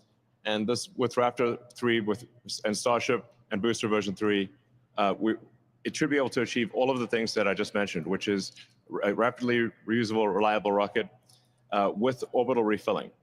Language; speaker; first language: English; native; English